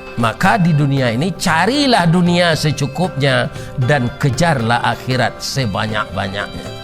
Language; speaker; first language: Malay; non-native, local second language; Minangkabau